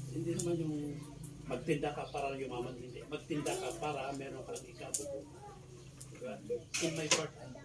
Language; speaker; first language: Filipino; native; Filipino